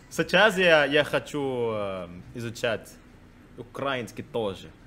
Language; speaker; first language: Russian; non-native, learner; Indonesian